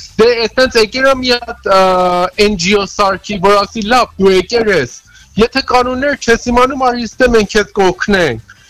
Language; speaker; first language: Armenian; early bilingual, heritage; Armenian